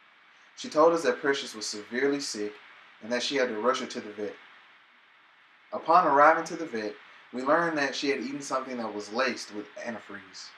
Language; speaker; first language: English; native; English